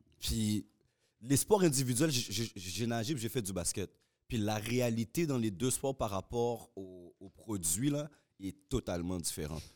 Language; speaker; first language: French; native; French